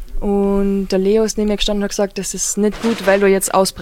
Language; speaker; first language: German; native; German